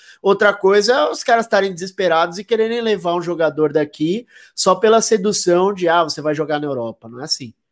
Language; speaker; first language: Portuguese; native; Portuguese